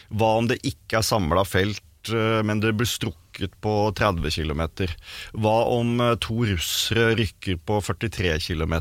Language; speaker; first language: Norwegian; native; Norwegian